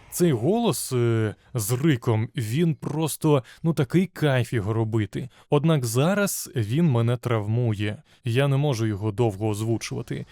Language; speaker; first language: Ukrainian; non-native, local second language; Russian